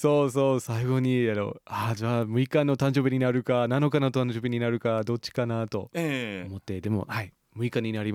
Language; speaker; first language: Japanese; non-native, fluent; English